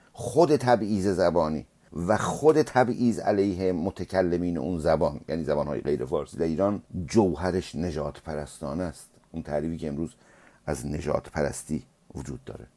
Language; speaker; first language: Persian; non-native, local second language; Azerbaijani